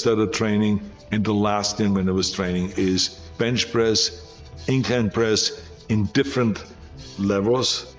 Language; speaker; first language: English; non-native, fluent; German